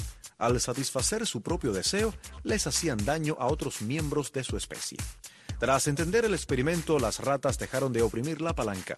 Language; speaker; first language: Spanish; native; Spanish